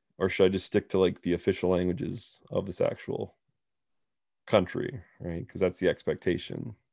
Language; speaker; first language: English; native; English